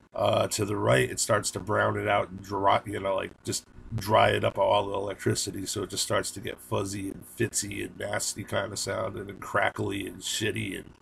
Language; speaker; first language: English; native; English